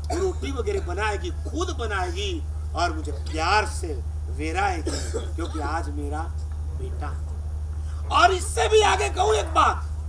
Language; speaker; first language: Hindi; non-native, local second language; Gujarati